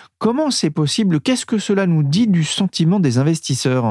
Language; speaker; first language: French; native; French